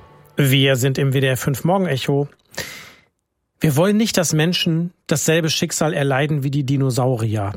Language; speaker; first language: German; native; German